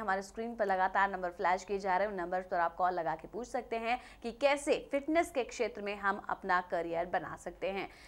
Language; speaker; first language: Hindi; native; Hindi